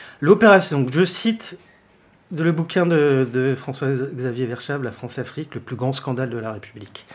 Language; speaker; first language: French; native; French